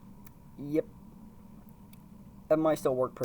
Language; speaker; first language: English; native; English